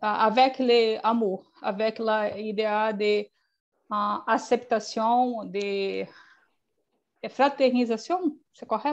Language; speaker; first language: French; non-native, learner; Portuguese